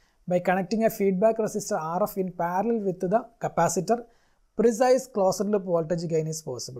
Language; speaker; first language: English; non-native, local second language; Malayalam